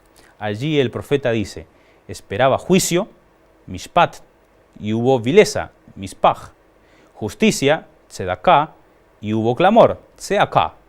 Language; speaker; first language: Spanish; native; Spanish